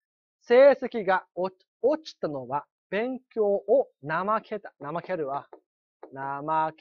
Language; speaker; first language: Japanese; non-native, fluent; Chinese